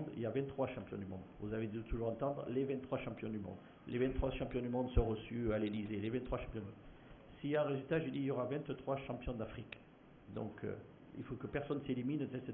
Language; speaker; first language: French; native; French